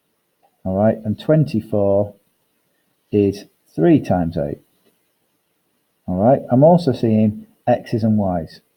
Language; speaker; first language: English; native; English